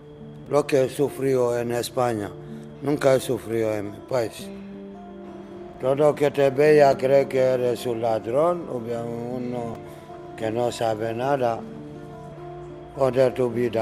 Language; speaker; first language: Spanish; non-native, learner; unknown